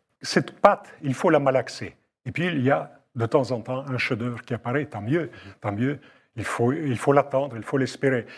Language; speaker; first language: French; non-native, fluent; Russian